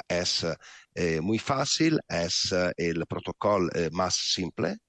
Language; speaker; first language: Spanish; non-native, learner; Italian